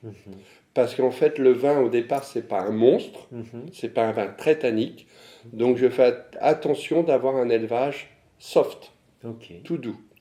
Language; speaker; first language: French; native; French